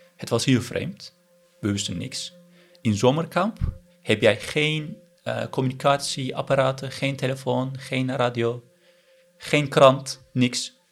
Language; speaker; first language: Dutch; non-native, learner; Turkish